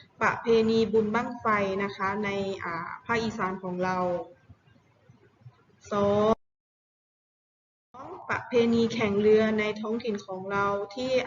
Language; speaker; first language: Thai; native; Thai